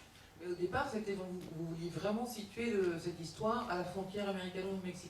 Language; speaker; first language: French; native; French